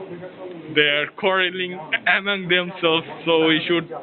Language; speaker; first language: English; non-native, local second language; Bangla